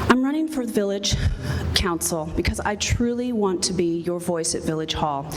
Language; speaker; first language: English; native; English